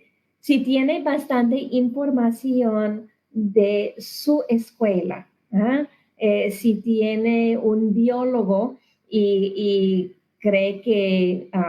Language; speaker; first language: Spanish; non-native, learner; English